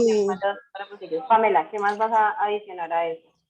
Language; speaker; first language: Spanish; native; Spanish